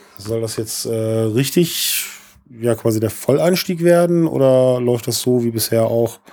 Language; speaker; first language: German; native; German